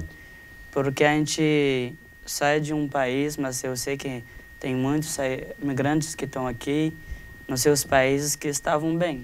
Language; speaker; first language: Portuguese; non-native, fluent; Haitian Creole